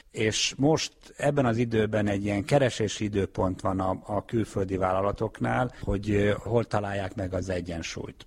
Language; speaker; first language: Hungarian; early bilingual, heritage; Hungarian